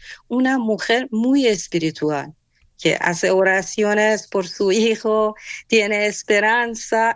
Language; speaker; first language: Spanish; non-native, fluent; Persian